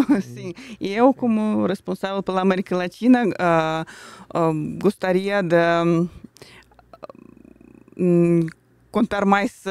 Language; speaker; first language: Portuguese; non-native, fluent; Russian